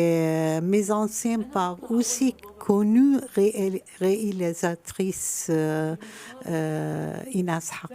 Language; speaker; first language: French; non-native, fluent; Arabic